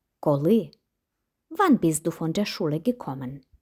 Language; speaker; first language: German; non-native, fluent; Ukrainian